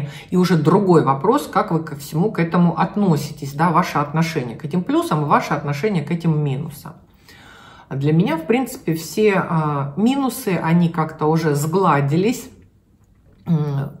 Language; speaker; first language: Russian; native; Russian